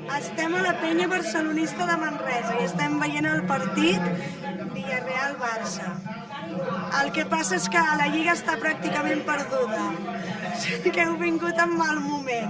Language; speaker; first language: Catalan; native; Catalan